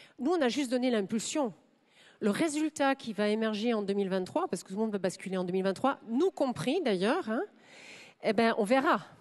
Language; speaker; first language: French; non-native, fluent; German